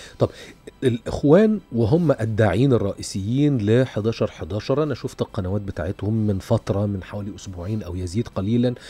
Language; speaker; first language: Arabic; native; Arabic